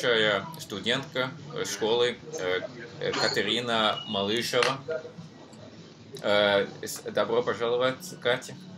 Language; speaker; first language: Russian; non-native, learner; Norwegian